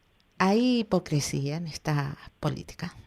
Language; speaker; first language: Spanish; native; Spanish